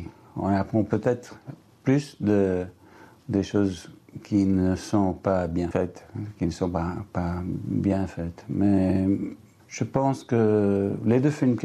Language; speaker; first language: French; non-native, fluent; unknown